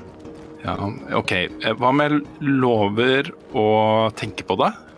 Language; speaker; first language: Norwegian; native; Norwegian